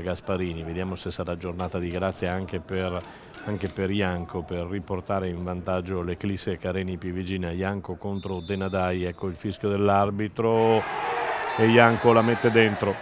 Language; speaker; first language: Italian; native; Italian